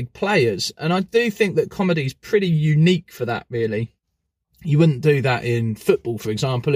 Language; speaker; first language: English; native; English